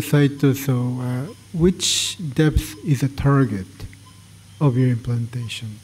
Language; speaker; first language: English; non-native, fluent; Japanese